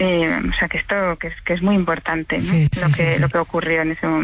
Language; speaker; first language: Spanish; native; Spanish